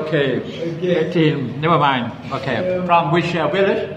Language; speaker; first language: English; non-native, learner; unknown